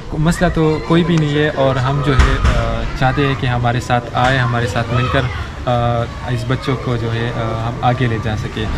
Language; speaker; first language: Urdu; non-native, local second language; Pashto